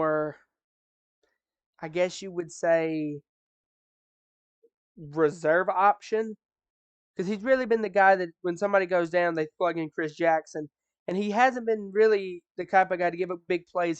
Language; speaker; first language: English; native; English